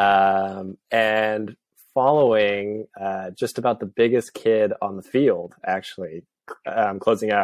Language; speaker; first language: English; native; English